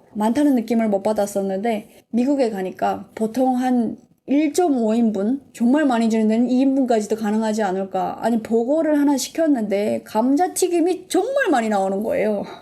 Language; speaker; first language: Korean; native; Korean